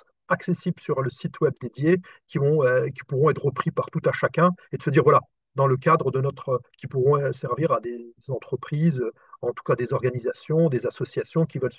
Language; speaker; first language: French; native; French